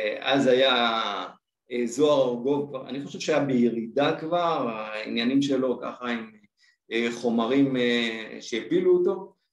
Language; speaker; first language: Hebrew; native; Hebrew